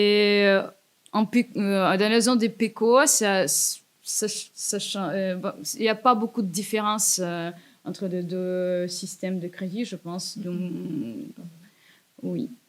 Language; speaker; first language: French; non-native, fluent; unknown